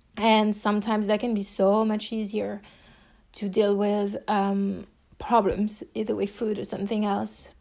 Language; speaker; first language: English; non-native, fluent; French